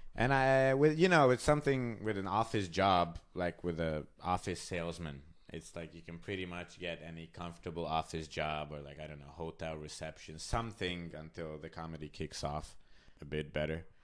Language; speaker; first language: English; non-native, fluent; Hungarian